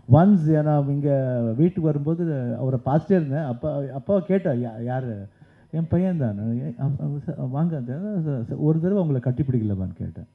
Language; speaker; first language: Tamil; non-native, local second language; Kannada